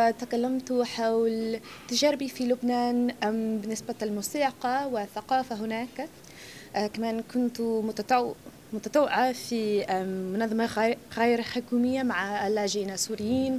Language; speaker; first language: Arabic; non-native, fluent; English